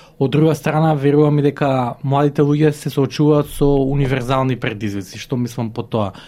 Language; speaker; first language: Macedonian; native; Macedonian